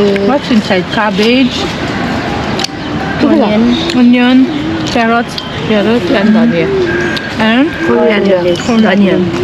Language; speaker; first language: English; non-native, learner; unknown